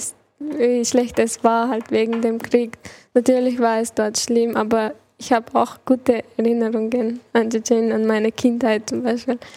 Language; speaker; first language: German; early bilingual, other home language; Chechen